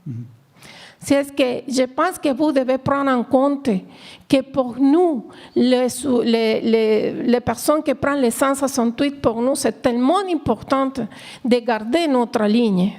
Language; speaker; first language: French; non-native, learner; Spanish